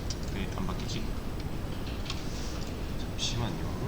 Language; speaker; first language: Korean; native; Korean